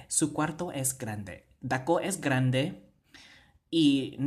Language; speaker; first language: Spanish; non-native, fluent; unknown